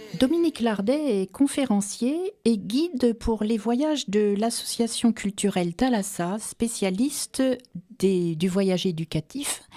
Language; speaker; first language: French; native; French